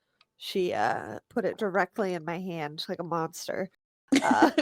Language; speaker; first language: English; native; English